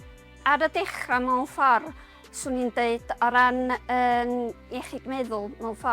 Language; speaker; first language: Welsh; native; Welsh